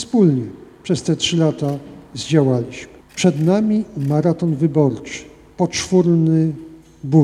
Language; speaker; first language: Polish; native; Polish